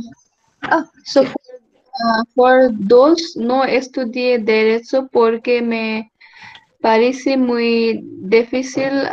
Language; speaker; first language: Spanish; non-native, learner; English